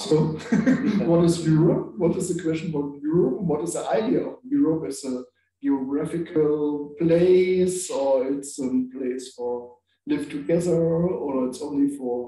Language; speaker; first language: English; non-native, learner; German